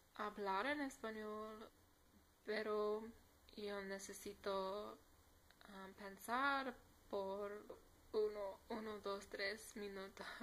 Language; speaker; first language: Spanish; non-native, learner; English